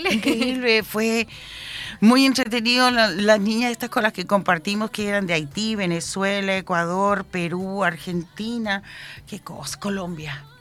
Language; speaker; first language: Spanish; native; Spanish